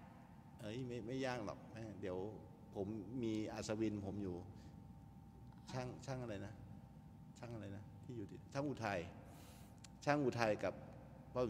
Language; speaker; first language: Thai; native; Thai